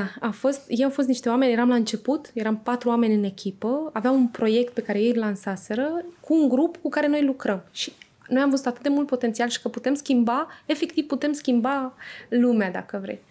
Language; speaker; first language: Romanian; native; Romanian